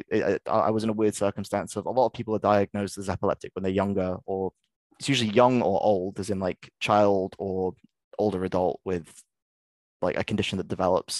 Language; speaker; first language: English; native; English